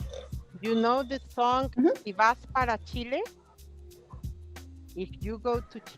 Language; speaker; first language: English; non-native, fluent; Spanish